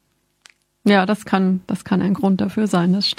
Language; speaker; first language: German; native; German